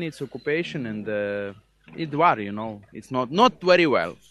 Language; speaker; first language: English; non-native, learner; Ukrainian